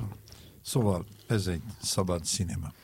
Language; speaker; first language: Hungarian; non-native, learner; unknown